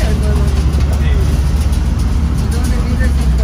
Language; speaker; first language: Spanish; non-native, learner; Indonesian